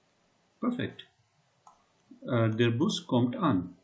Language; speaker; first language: German; non-native, fluent; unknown